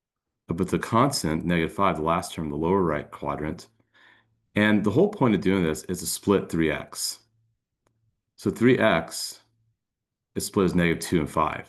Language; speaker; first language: English; native; English